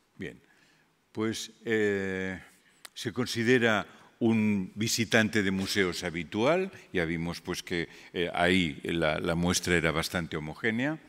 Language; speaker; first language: Spanish; non-native, local second language; Catalan